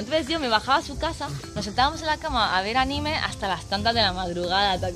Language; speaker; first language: Spanish; native; Spanish